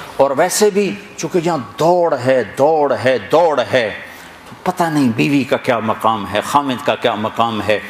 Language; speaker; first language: Urdu; non-native, local second language; Punjabi